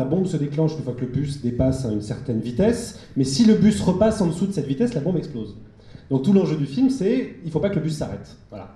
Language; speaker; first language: French; native; French